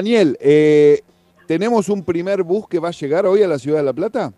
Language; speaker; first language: Spanish; native; Spanish